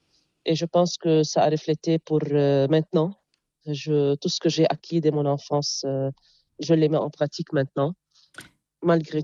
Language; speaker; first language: French; non-native, local second language; Arabic